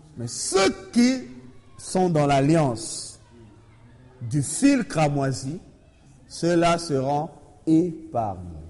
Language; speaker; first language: French; non-native, local second language; Lingala